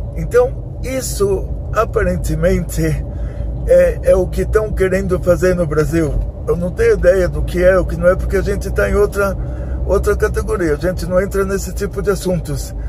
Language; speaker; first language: Portuguese; native; Portuguese